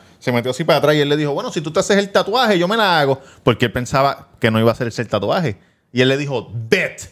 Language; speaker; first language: Spanish; native; Spanish